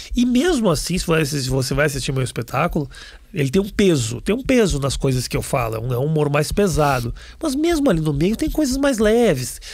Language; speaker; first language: Portuguese; native; Portuguese